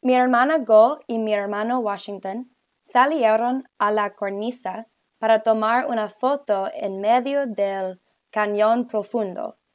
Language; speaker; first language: Spanish; non-native, learner; English